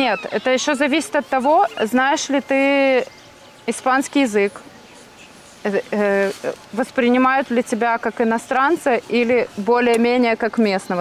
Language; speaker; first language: Russian; native; Russian